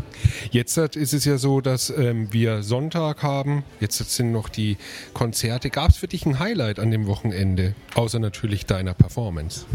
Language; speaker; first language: German; native; German